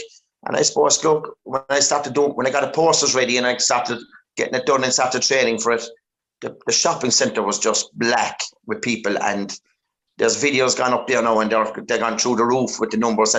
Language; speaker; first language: English; native; English